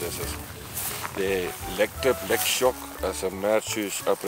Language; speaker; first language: Hungarian; non-native, learner; Afrikaans